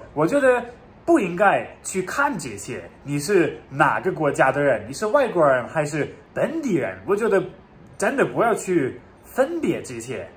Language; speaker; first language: Chinese; non-native, fluent; German